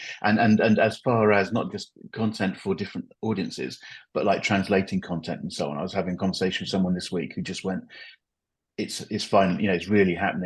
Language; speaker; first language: English; native; English